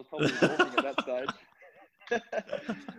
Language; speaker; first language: English; native; English